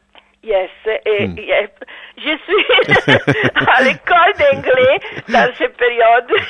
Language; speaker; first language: French; non-native, learner; Italian